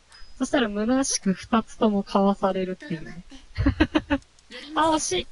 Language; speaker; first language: Japanese; native; Japanese